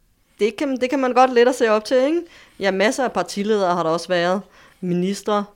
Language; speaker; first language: Danish; native; Danish